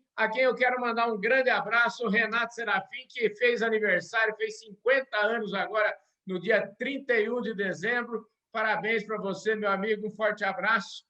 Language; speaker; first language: Portuguese; native; Portuguese